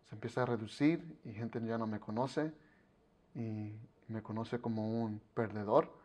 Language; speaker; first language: Spanish; early bilingual, heritage; Spanish